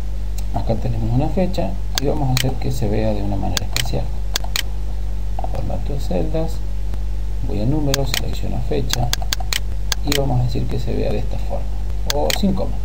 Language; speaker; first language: Spanish; native; Spanish